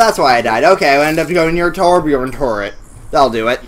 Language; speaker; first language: English; native; English